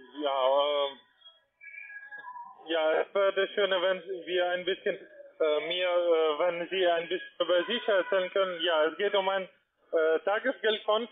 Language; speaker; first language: German; non-native, learner; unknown